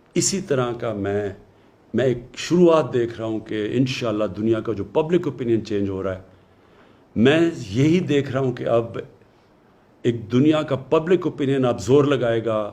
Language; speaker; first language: Urdu; native; Urdu